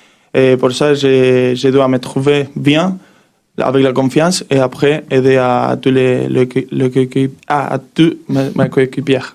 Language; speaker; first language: French; non-native, learner; Spanish